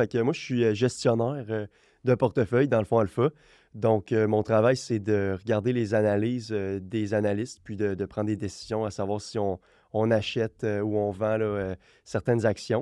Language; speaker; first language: French; native; French